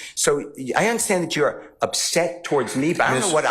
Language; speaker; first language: English; native; English